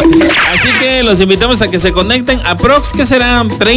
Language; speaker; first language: Spanish; native; Spanish